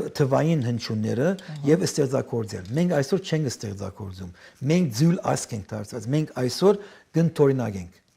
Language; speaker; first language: Armenian; early bilingual, heritage; Armenian